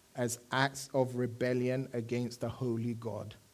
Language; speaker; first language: English; native; English